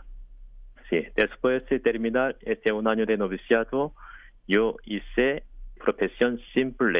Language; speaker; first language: Spanish; non-native, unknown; Korean